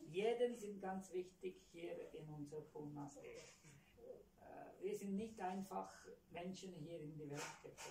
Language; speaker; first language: German; non-native, learner; Tamil